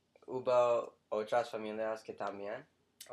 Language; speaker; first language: Spanish; non-native, learner; English